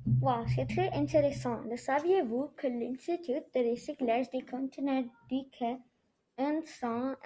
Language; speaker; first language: French; non-native, learner; English